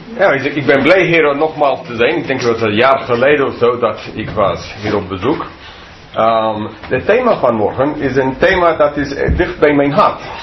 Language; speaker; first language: Dutch; non-native, fluent; English